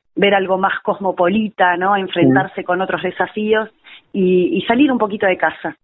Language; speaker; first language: Spanish; native; Spanish